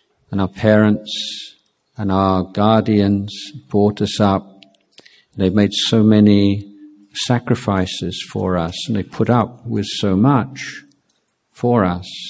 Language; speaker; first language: English; native; English